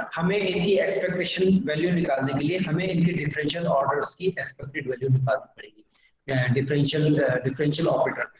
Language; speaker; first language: Hindi; native; Hindi